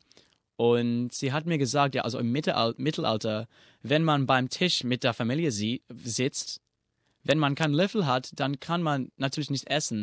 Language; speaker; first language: German; non-native, fluent; English